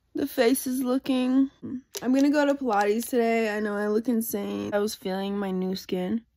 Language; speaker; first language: English; native; English